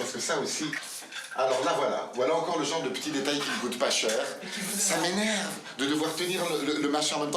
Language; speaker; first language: French; native; French